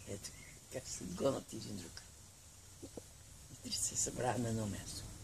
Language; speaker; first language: Bulgarian; native; Bulgarian